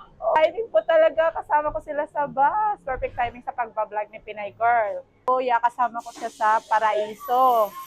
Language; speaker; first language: Filipino; native; Filipino